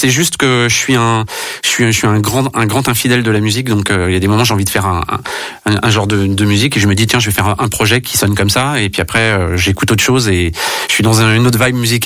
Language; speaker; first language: French; native; French